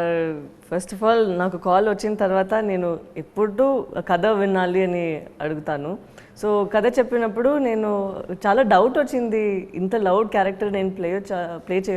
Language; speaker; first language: Telugu; non-native, learner; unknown